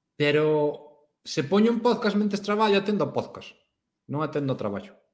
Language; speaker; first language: Galician; native; Galician